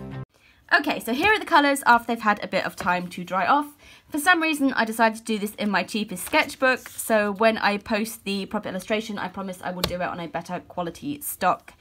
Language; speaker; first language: English; native; English